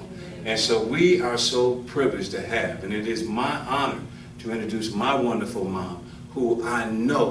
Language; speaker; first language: English; native; English